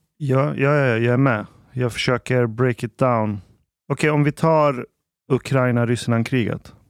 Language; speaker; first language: Swedish; early bilingual, other home language; Arabic